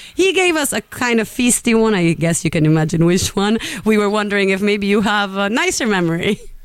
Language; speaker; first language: English; non-native, fluent; Italian